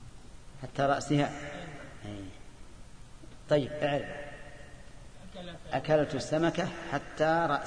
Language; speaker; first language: Arabic; native; Arabic